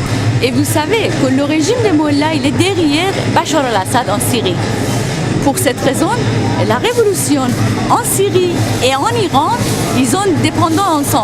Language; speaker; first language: French; non-native, fluent; Persian